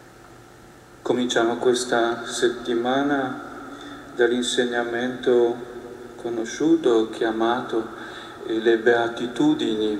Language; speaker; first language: Italian; non-native, fluent; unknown